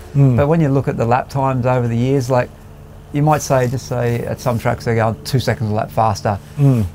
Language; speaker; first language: English; native; English